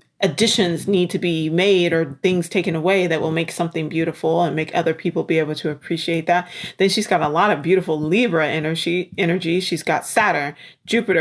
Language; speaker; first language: English; native; English